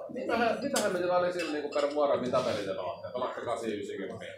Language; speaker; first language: Finnish; native; Finnish